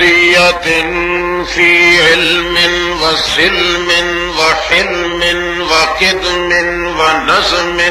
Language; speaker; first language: Arabic; non-native, fluent; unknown